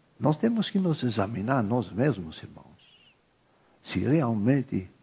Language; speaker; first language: Portuguese; non-native, fluent; Arabic